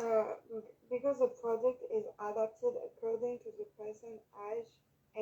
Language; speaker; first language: English; non-native, learner; French